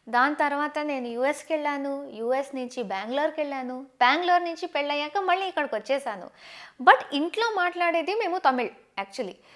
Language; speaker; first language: Telugu; non-native, local second language; Tamil